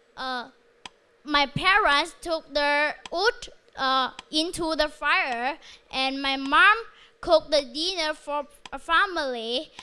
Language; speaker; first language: English; non-native, learner; Vietnamese